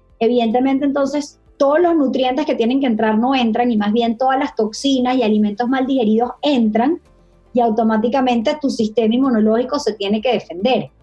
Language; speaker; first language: Spanish; native; Spanish